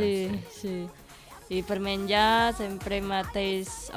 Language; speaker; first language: Catalan; non-native, learner; Indonesian